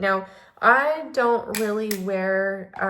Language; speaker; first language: English; native; English